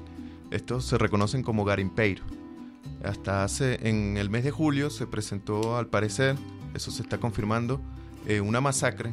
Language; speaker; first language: Spanish; native; Spanish